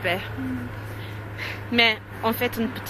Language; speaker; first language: French; non-native, learner; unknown